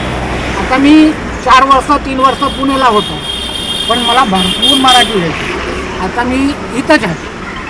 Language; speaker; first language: Marathi; non-native, local second language; Hindi